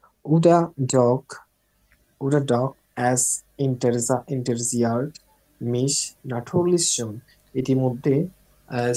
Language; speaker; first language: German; non-native, learner; Bangla